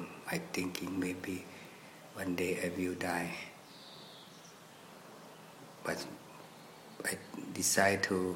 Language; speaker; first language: English; non-native, learner; Thai